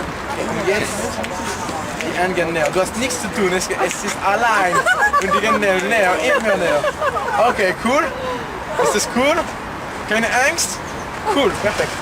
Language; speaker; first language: German; non-native, learner; French